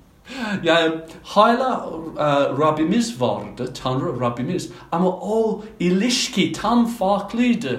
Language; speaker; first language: Turkish; non-native, fluent; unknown